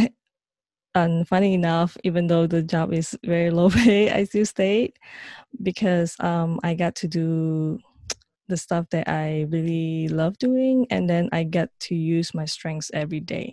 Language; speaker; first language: English; non-native, local second language; Chinese